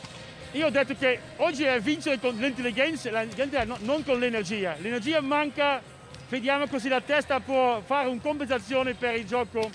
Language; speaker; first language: Italian; non-native, learner; Dutch